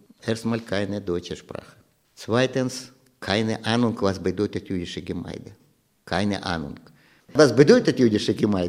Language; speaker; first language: German; non-native, learner; Russian